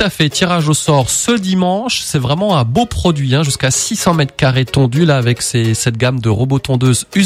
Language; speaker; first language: French; native; French